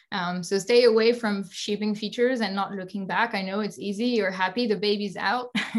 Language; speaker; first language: English; non-native, fluent; French